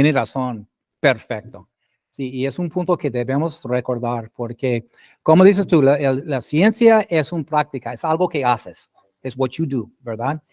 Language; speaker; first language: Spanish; non-native, fluent; English